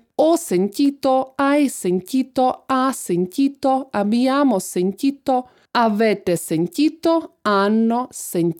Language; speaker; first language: Italian; non-native, fluent; Russian